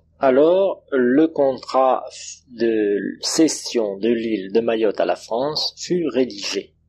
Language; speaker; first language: French; non-native, local second language; Comorian